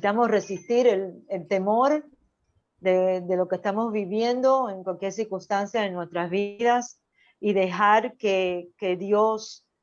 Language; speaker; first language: Spanish; early bilingual, heritage; Spanish